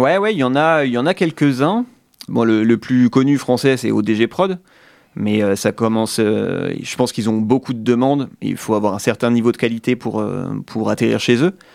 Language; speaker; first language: French; native; French